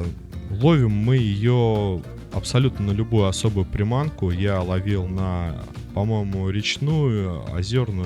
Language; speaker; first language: Russian; native; Russian